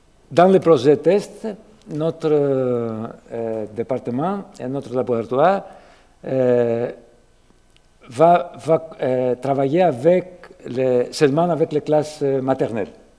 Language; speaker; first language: French; non-native, fluent; Greek